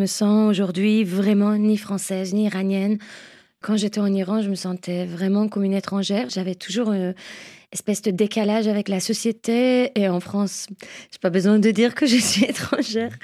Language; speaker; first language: French; non-native, fluent; Persian